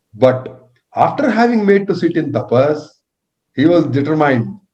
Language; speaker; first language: English; non-native, local second language; Telugu